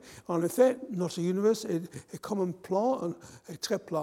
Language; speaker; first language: French; non-native, fluent; English